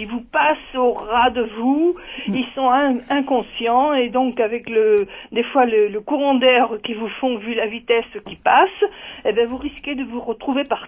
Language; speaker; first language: French; native; French